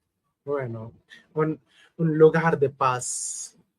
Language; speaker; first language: Spanish; non-native, learner; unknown